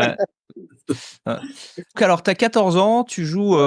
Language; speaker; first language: French; native; French